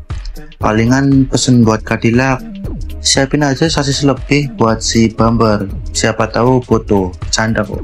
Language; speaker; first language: Indonesian; native; Indonesian